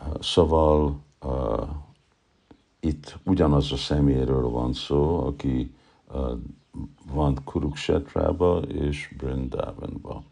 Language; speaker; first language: Hungarian; early bilingual, heritage; Hungarian